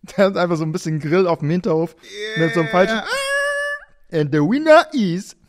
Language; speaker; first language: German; native; German